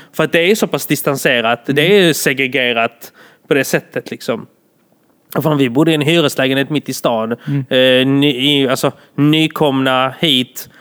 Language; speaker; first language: Swedish; early bilingual, other home language; Polish